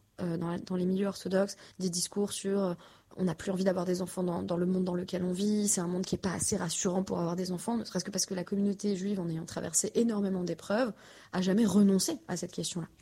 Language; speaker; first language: French; native; French